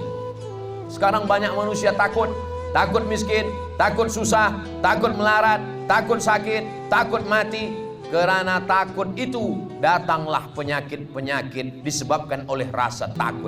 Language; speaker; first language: Malay; native; Malay